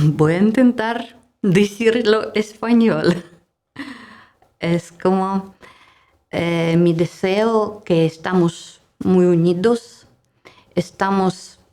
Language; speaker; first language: Spanish; non-native, learner; Russian